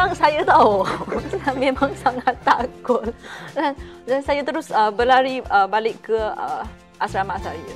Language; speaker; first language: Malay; non-native, fluent; Chinese